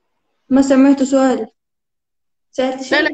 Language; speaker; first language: Arabic; non-native, learner; Turkish